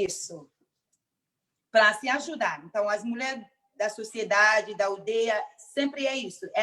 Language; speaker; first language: Portuguese; non-native, local second language; Mandingo